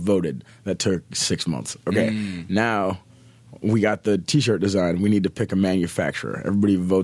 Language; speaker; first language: English; native; English